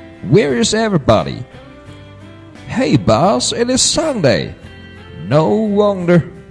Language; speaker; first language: English; non-native, fluent; Chinese